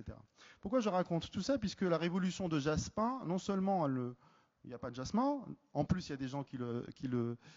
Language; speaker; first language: French; native; French